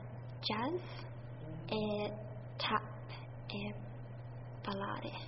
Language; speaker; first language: Italian; non-native, learner; English